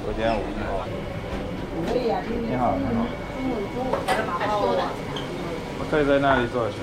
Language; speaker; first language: Chinese; non-native, fluent; English